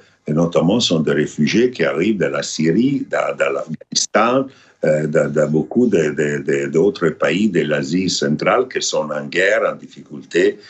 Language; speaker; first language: French; non-native, fluent; Italian